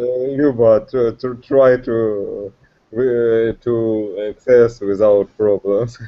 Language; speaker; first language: English; non-native, learner; Russian